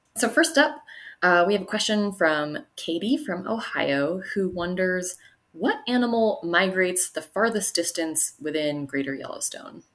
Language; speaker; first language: English; native; English